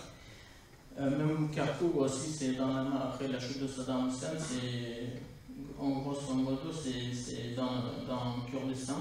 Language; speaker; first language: French; non-native, fluent; Kurdish